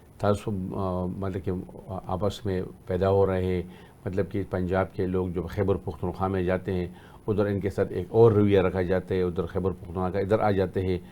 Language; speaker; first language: Urdu; non-native, local second language; Pashto